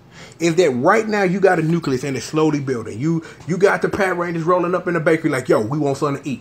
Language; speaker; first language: English; native; English